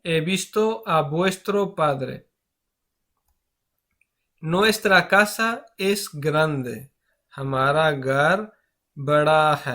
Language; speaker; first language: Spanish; non-native, fluent; Urdu